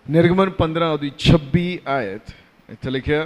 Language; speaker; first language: Hindi; non-native, local second language; Punjabi